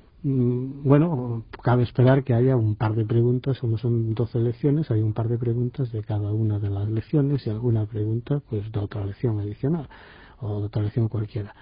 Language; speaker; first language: Spanish; native; Spanish